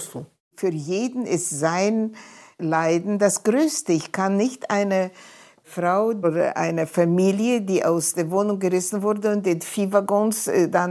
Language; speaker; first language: German; non-native, fluent; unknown